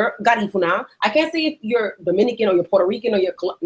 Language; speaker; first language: English; early bilingual, other home language; Spanish